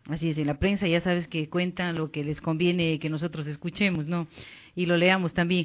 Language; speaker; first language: Spanish; native; Spanish